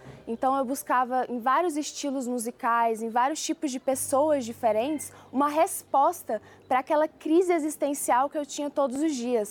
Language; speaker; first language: Portuguese; early bilingual, other home language; Chinese